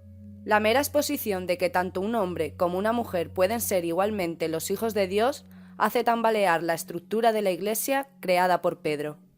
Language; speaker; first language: Spanish; native; Spanish